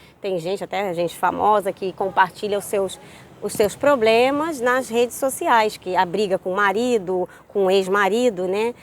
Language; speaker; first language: Portuguese; native; Portuguese